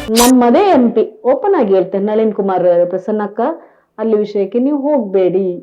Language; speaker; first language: Kannada; native; Kannada